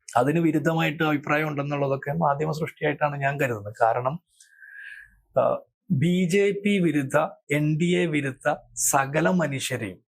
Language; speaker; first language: Malayalam; native; Malayalam